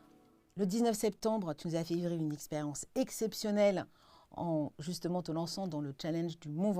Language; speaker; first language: French; native; French